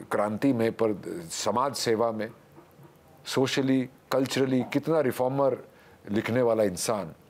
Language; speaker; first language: Hindi; native; Hindi